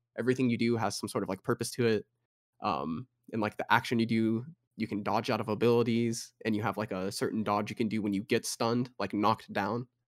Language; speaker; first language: English; native; English